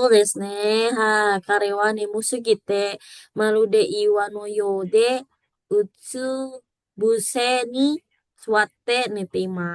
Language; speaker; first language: Japanese; non-native, fluent; Indonesian